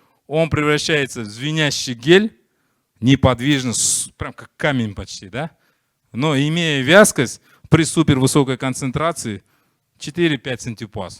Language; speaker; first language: Russian; native; Russian